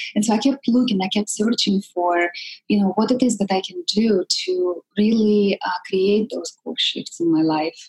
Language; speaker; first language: English; non-native, fluent; Russian